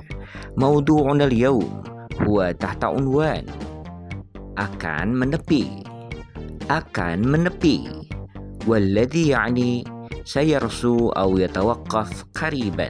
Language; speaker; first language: Arabic; non-native, fluent; Indonesian